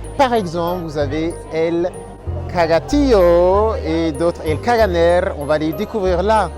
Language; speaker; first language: French; native; French